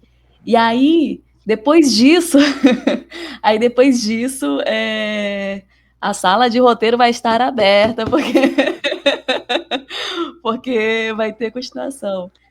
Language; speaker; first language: Portuguese; native; Portuguese